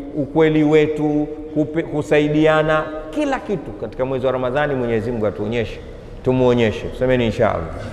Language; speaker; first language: Swahili; native; Swahili